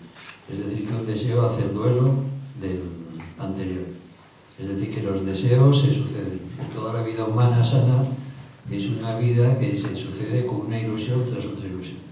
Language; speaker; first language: Spanish; native; Spanish